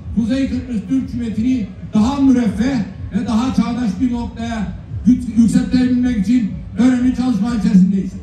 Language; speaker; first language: Turkish; native; Turkish